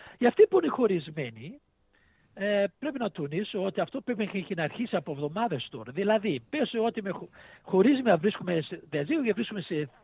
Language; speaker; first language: Greek; early bilingual, heritage; Greek